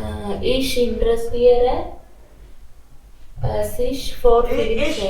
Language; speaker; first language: German; non-native, learner; Hindi